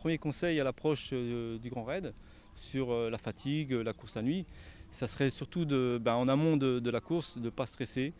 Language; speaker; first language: French; native; French